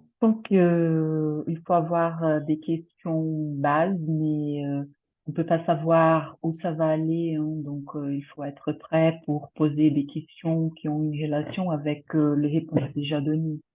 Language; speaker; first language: French; non-native, fluent; Portuguese